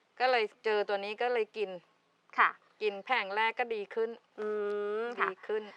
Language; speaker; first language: Thai; native; Thai